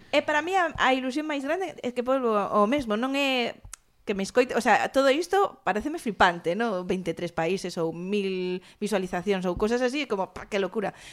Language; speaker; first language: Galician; non-native, local second language; Spanish